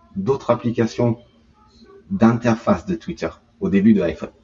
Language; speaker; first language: French; early bilingual, heritage; Japanese